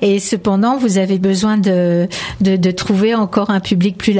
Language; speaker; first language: French; native; French